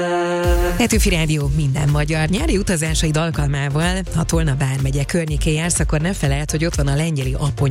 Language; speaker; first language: Hungarian; native; Hungarian